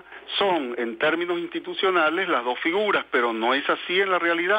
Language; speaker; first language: Spanish; native; Spanish